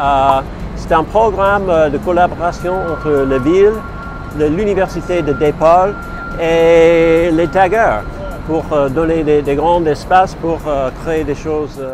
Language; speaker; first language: French; non-native, fluent; English